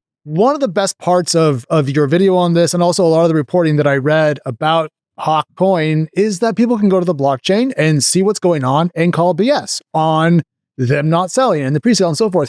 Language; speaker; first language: English; native; English